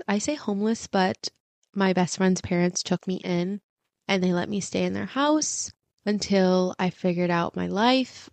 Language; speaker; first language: English; early bilingual, other home language; Spanish